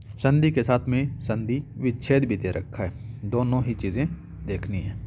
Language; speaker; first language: Hindi; native; Hindi